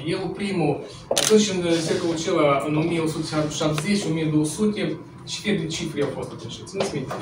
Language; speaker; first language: Romanian; non-native, local second language; Russian